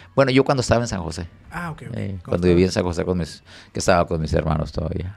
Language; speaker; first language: Spanish; native; Spanish